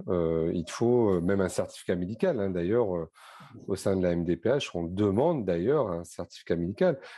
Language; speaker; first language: French; native; French